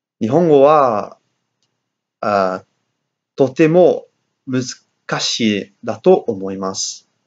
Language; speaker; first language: Japanese; non-native, learner; English